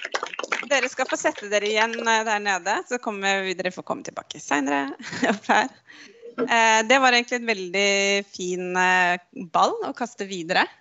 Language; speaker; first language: Norwegian; native; Norwegian